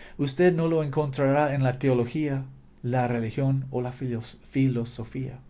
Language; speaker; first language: Spanish; non-native, fluent; English